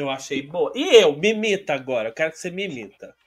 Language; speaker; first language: Portuguese; native; Portuguese